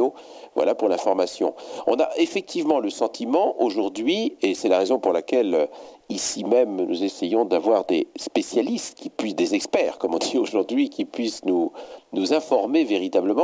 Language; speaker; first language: French; native; French